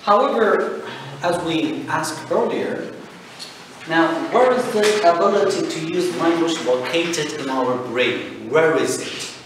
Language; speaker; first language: English; non-native, fluent; Turkish